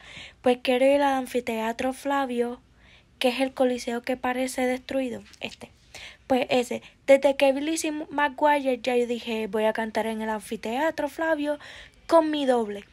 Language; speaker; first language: Spanish; early bilingual, heritage; Spanish